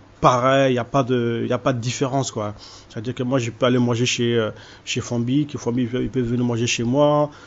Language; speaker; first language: French; early bilingual, other home language; Soninke